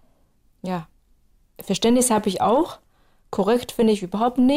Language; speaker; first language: German; non-native, fluent; Chinese